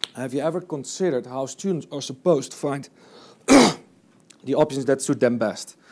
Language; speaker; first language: English; non-native, fluent; Dutch